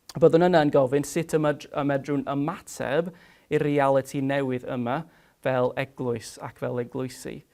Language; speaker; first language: Welsh; non-native, fluent; English